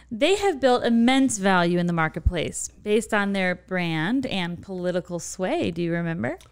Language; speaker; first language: English; native; English